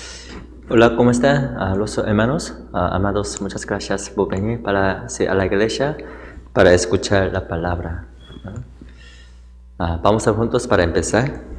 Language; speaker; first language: Spanish; non-native, learner; Korean